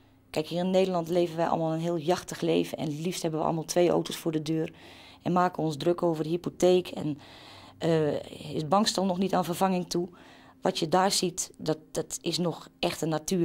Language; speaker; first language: Dutch; native; Dutch